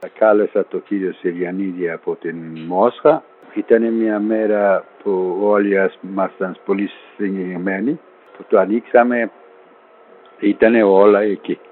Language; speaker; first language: Greek; non-native, fluent; Persian